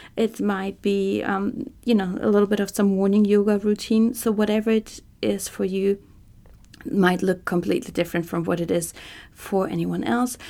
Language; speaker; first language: English; non-native, fluent; German